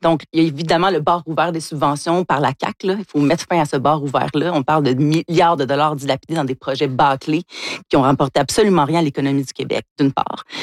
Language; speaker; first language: French; native; French